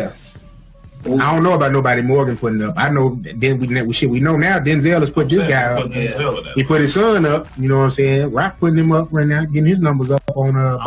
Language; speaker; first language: English; native; English